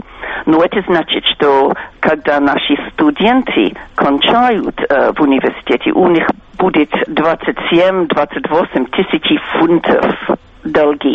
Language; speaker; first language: Russian; non-native, fluent; English